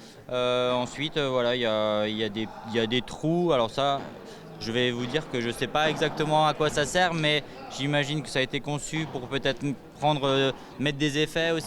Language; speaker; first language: French; native; French